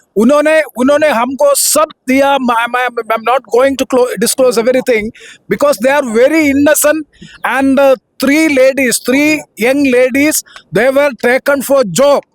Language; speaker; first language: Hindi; non-native, local second language; Malayalam